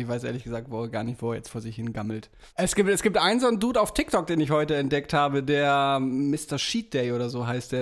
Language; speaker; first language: German; native; German